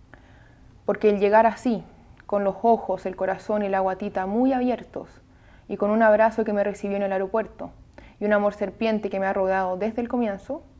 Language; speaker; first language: Spanish; native; Spanish